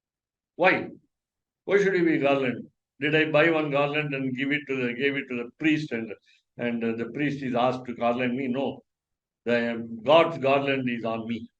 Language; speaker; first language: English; non-native, local second language; Tamil